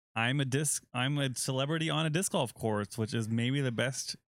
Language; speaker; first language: English; non-native, fluent; German